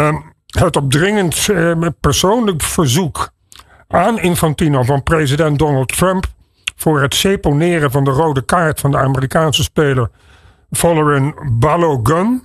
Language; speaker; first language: Dutch; native; Dutch